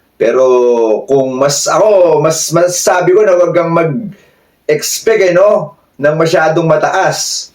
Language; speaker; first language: Filipino; native; Filipino